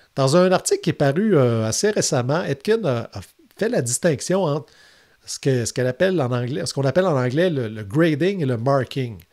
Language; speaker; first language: French; native; French